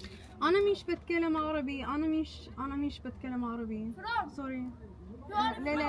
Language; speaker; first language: Arabic; non-native, learner; English